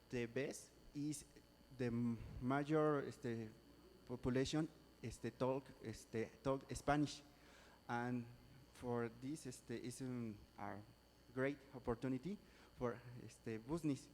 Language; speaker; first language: English; non-native, learner; Spanish